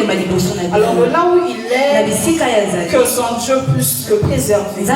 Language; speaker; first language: French; non-native, local second language; Lingala